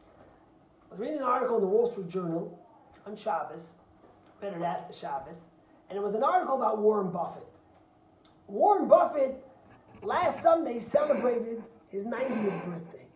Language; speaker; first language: English; native; English